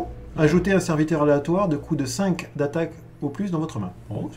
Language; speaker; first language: French; native; French